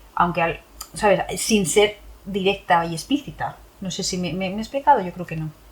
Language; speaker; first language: Spanish; native; Spanish